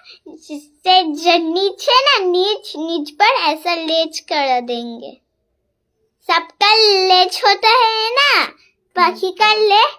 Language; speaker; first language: Hindi; non-native, local second language; Bangla